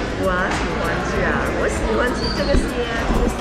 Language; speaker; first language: Chinese; early bilingual, heritage; Cantonese